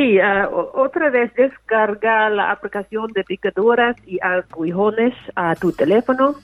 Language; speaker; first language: Spanish; non-native, learner; English